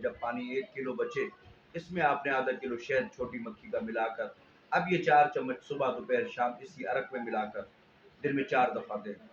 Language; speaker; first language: Urdu; non-native, local second language; Sindhi